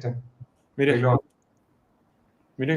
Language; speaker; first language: Spanish; native; Spanish